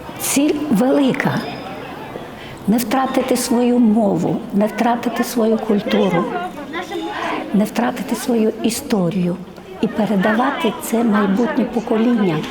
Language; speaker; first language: Ukrainian; non-native, fluent; Georgian